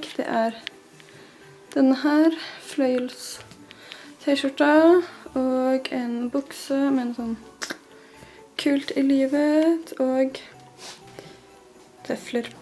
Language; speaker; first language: Norwegian; native; Norwegian